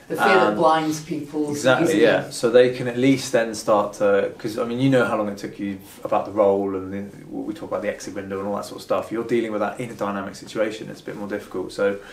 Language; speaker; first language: English; native; English